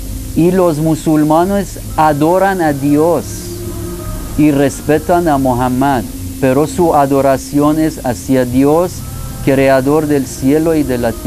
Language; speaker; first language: Spanish; non-native, fluent; Persian